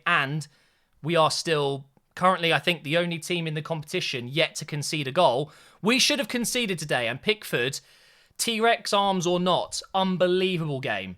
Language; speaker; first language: English; native; English